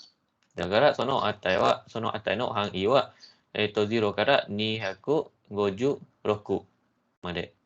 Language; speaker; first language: Japanese; non-native, fluent; Malay